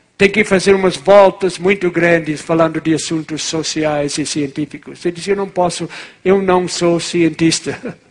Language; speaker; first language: Portuguese; non-native, fluent; English